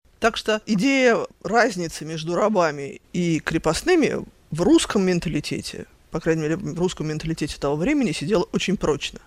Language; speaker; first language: Russian; native; Russian